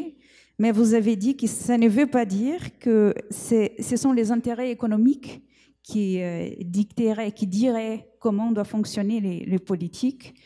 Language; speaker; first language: French; non-native, fluent; Portuguese